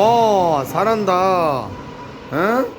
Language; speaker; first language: Korean; non-native, fluent; Bangla